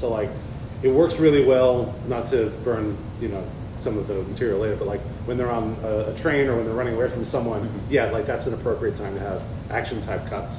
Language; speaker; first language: English; native; English